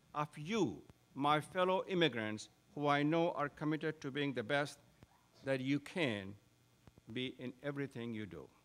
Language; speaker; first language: English; non-native, local second language; Urdu